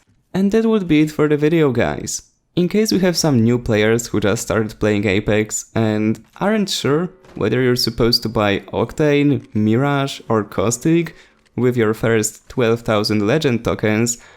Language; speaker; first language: English; non-native, fluent; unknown